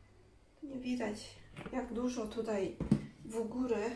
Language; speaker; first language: Polish; non-native, learner; Chinese